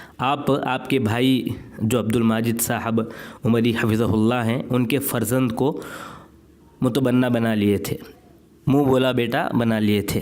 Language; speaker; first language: Urdu; native; Urdu